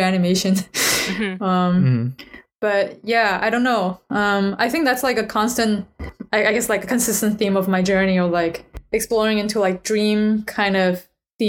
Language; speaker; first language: English; non-native, fluent; Chinese